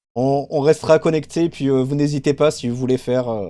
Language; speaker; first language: French; native; French